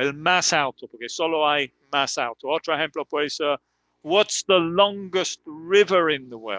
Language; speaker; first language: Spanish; non-native, fluent; English